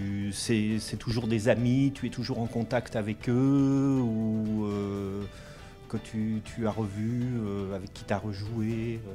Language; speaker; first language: French; native; French